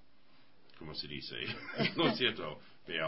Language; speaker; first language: Spanish; non-native, learner; English